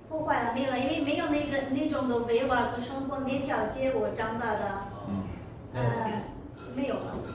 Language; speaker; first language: Chinese; non-native, local second language; Uyghur